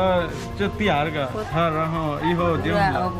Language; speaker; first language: Chinese; non-native, learner; Bangla